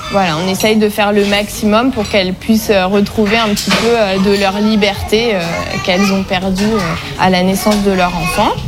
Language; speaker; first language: French; native; French